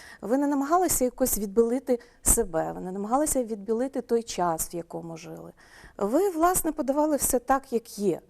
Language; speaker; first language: Ukrainian; native; Ukrainian